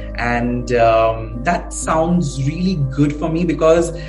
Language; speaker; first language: English; non-native, local second language; Bangla